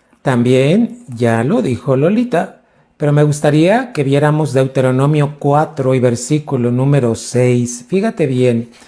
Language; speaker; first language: Spanish; native; Spanish